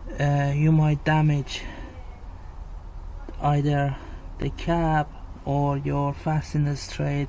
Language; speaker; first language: English; non-native, fluent; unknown